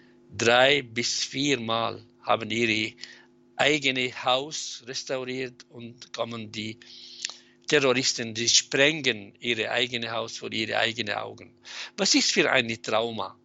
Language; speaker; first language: German; non-native, fluent; Arabic